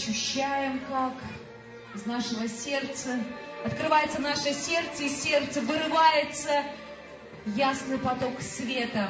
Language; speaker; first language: Russian; native; Russian